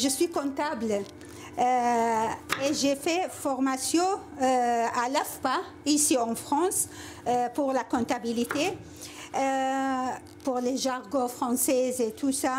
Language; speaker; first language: French; non-native, learner; Arabic